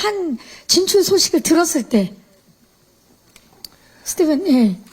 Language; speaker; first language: Korean; native; Korean